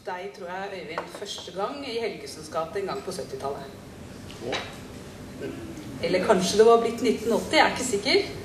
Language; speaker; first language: Norwegian; native; Norwegian